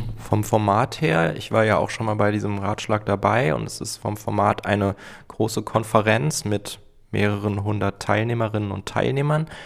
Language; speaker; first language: German; native; German